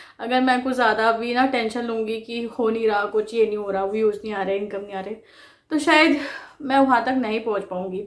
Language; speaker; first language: Hindi; non-native, local second language; Bangla